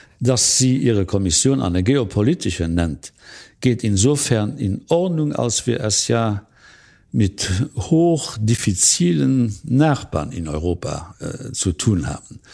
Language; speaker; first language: German; non-native, local second language; Luxembourgish